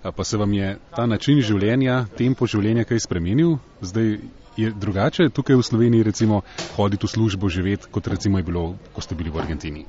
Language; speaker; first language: Slovenian; native; Slovenian